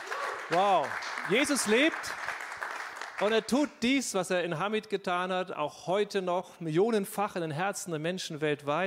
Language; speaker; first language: German; native; German